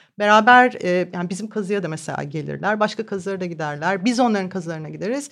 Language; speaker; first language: Turkish; native; Turkish